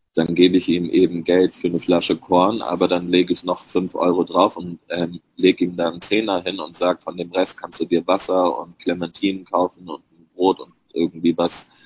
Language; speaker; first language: German; native; German